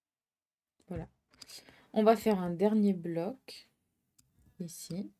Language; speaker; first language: French; native; French